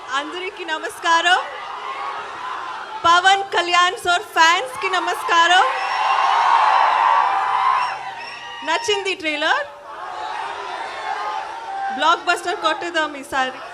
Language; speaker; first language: Telugu; non-native, learner; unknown